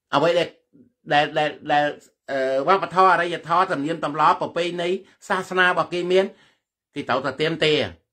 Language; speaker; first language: Khmer; native; Khmer